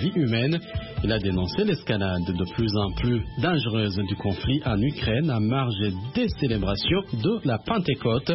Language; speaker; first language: French; non-native, local second language; Rundi